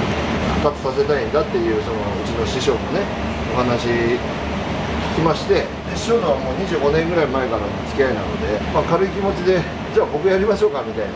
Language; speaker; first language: Japanese; native; Japanese